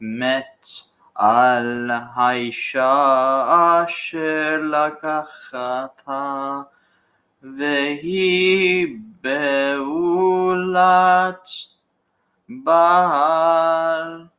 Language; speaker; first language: Hebrew; non-native, learner; English